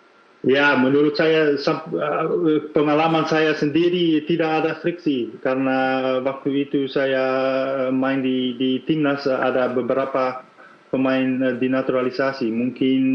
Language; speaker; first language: Indonesian; non-native, fluent; Dutch